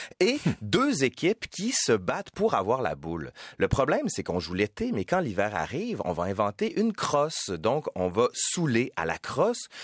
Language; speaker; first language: French; native; French